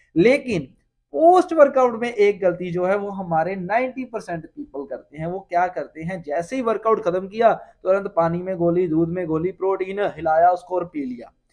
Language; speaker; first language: Hindi; non-native, local second language; Punjabi